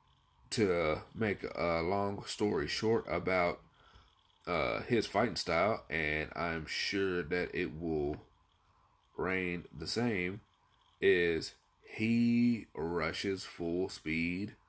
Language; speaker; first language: English; native; English